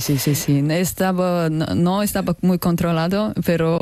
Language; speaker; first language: Spanish; non-native, learner; Russian